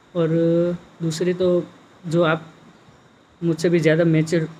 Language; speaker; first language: Hindi; non-native, local second language; Gujarati